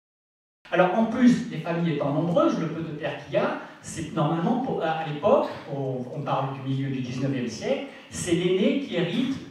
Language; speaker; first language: French; native; French